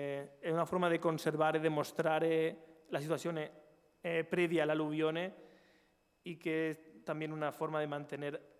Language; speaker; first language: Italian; non-native, learner; Spanish